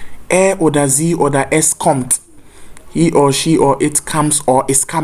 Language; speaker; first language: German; non-native, fluent; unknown